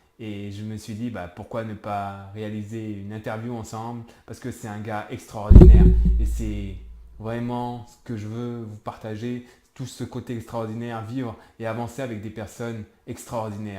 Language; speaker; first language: French; native; French